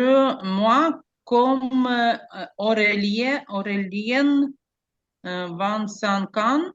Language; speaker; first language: French; non-native, learner; Ukrainian